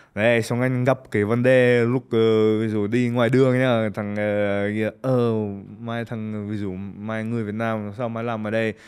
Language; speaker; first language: Vietnamese; early bilingual, heritage; Russian